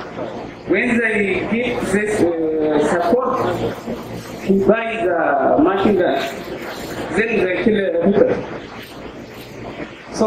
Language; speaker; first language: English; non-native, learner; Oromo